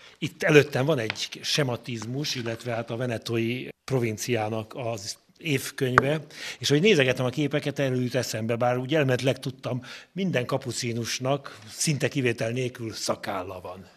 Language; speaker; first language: Hungarian; native; Hungarian